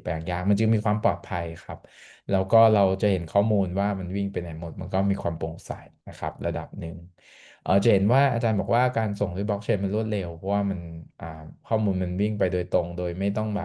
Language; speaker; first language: Thai; native; Thai